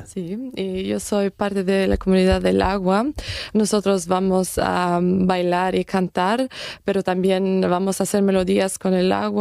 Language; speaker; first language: Spanish; non-native, fluent; German